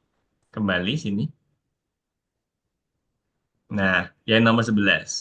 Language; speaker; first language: Indonesian; native; Indonesian